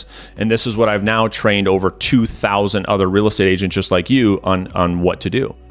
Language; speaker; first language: English; native; English